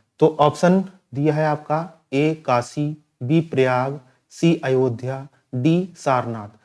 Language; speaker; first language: Hindi; native; Hindi